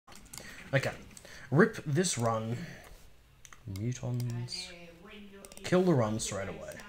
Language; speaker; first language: English; native; English